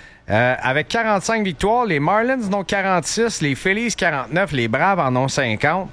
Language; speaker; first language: French; native; French